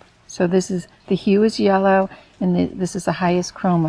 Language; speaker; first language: English; native; English